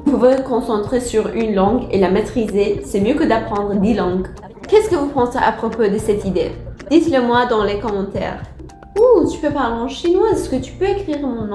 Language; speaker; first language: French; non-native, learner; Persian